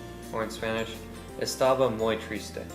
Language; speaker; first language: Spanish; non-native, learner; English